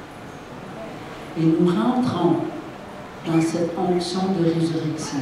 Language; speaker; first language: French; native; French